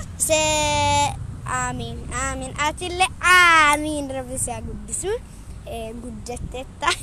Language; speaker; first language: Oromo; early bilingual, heritage; Oromo